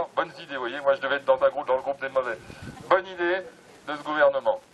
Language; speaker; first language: French; native; French